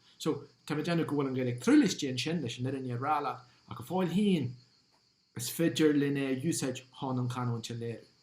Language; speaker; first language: Irish; non-native, local second language; English